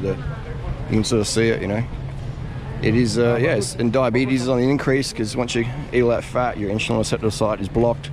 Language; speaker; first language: English; native; English